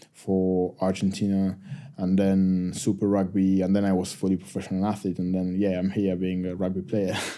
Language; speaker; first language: English; non-native, fluent; Spanish